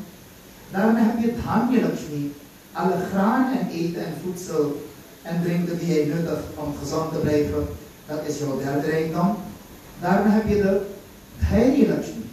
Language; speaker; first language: Dutch; non-native, local second language; Caribbean Hindustani